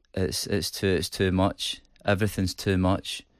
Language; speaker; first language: English; native; English